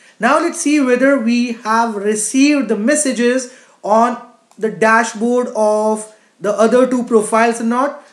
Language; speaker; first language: English; non-native, local second language; Hindi